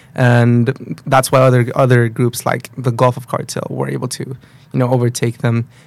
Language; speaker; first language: English; early bilingual, other home language; Spanish